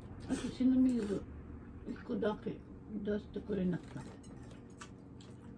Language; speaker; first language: Japanese; non-native, fluent; Filipino